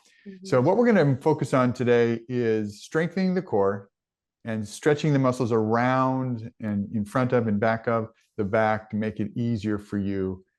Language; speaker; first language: English; native; English